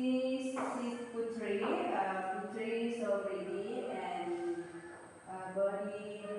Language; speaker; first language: English; non-native, learner; Indonesian